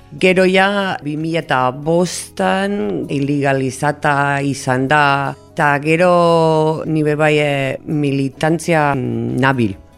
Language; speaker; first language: Basque; non-native, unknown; English